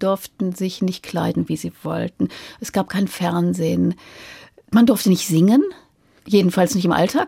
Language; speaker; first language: German; native; German